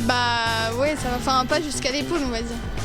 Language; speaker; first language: French; native; French